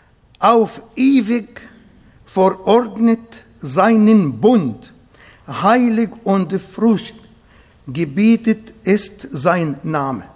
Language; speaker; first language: German; non-native, fluent; Arabic